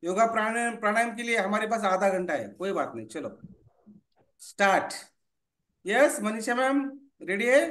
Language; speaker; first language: Hindi; non-native, local second language; Marathi